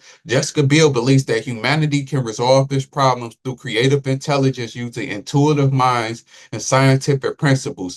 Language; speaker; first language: English; native; English